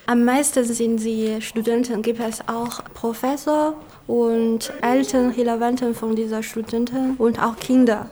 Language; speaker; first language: German; non-native, local second language; Chinese